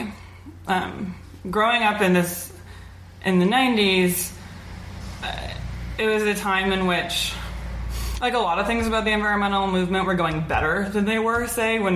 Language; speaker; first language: English; native; English